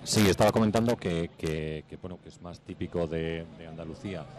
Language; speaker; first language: Spanish; native; Spanish